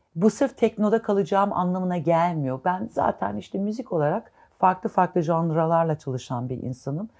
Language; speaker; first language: Turkish; early bilingual, heritage; Turkish